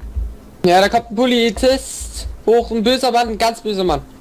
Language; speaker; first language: German; native; German